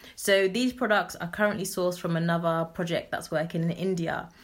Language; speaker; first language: English; native; English